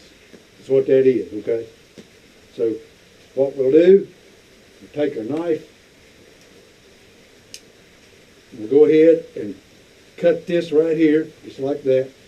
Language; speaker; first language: English; native; English